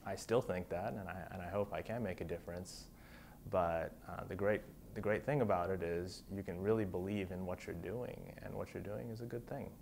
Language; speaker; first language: English; native; English